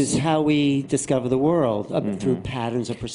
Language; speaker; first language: English; native; English